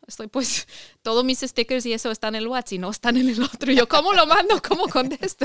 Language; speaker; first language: Spanish; non-native, fluent; English